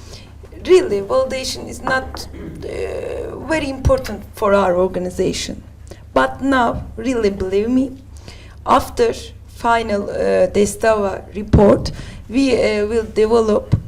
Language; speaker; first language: English; non-native, learner; Turkish